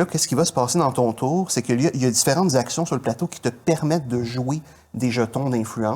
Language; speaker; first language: French; native; French